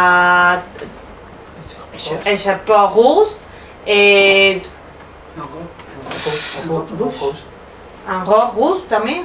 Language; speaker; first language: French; non-native, learner; Spanish